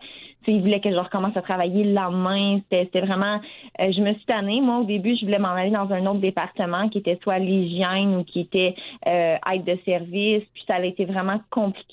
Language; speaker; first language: French; native; French